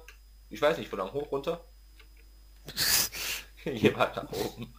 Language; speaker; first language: German; native; German